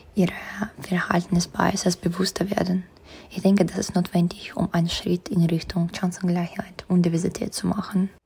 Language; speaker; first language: German; non-native, fluent; Russian